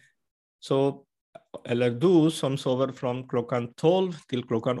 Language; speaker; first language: Swedish; non-native, fluent; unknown